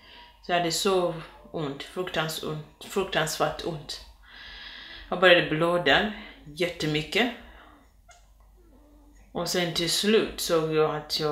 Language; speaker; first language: Swedish; non-native, fluent; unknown